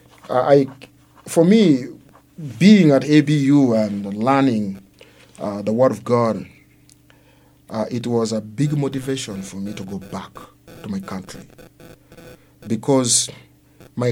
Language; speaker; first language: English; non-native, fluent; Luo (Kenya and Tanzania)